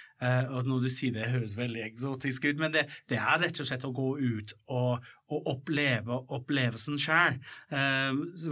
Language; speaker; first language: Norwegian; non-native, fluent; English